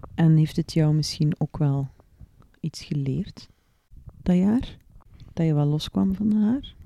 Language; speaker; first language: Dutch; native; Dutch